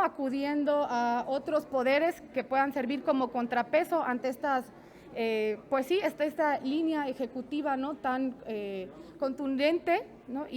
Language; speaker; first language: Spanish; native; Spanish